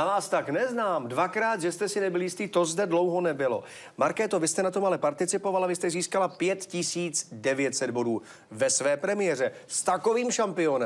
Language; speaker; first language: Czech; native; Czech